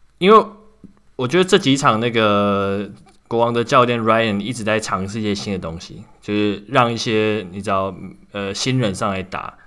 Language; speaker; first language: Chinese; native; Chinese